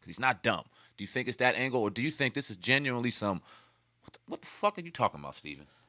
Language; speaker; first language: English; native; English